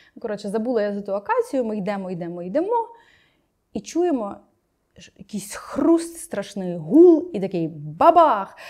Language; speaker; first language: Ukrainian; native; Ukrainian